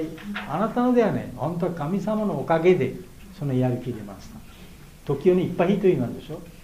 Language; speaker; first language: Japanese; non-native, learner; Bangla